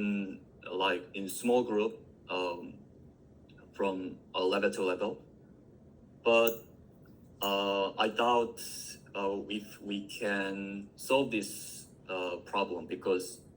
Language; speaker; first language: English; non-native, learner; Korean